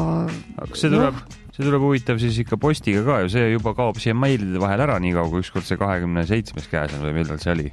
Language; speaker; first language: Estonian; native; Estonian